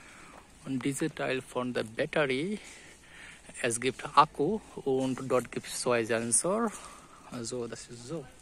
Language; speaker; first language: German; non-native, learner; Bangla